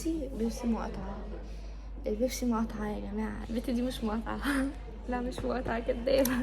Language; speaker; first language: Arabic; native; Arabic